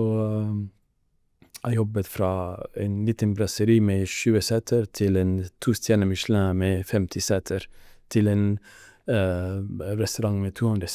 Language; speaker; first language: Norwegian; non-native, learner; Arabic